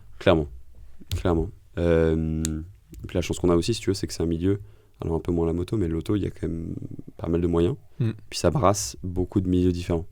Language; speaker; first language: French; native; French